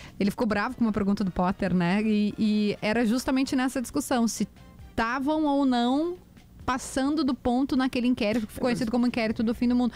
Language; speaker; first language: Portuguese; native; Portuguese